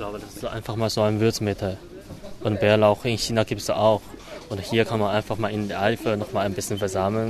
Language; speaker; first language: German; non-native, fluent; Chinese